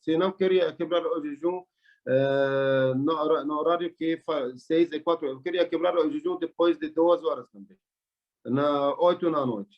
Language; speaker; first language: Portuguese; non-native, learner; Arabic